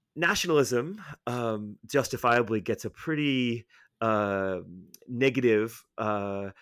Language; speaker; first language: English; native; English